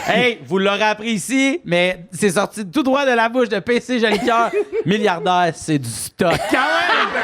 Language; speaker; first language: French; native; French